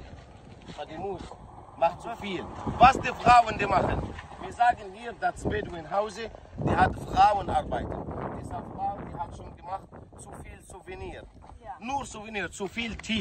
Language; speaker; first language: German; non-native, learner; Arabic